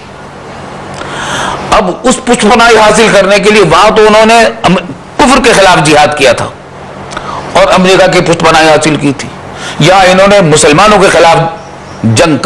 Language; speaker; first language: Urdu; native; Urdu